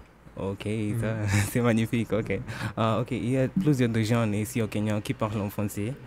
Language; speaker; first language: French; non-native, learner; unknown